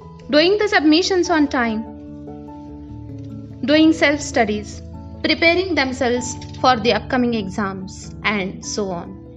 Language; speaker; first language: English; non-native, local second language; Marathi